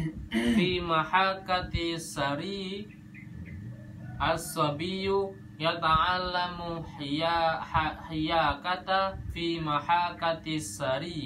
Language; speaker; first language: Arabic; non-native, learner; Indonesian